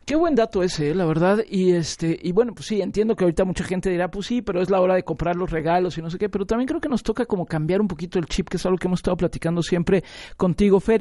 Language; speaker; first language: Spanish; native; Spanish